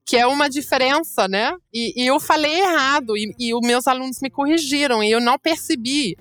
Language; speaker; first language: Portuguese; non-native, fluent; German